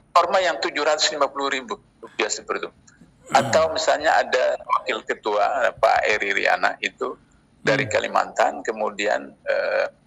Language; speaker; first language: Indonesian; native; Indonesian